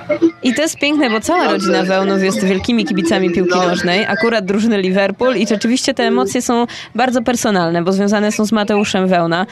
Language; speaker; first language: Polish; native; Polish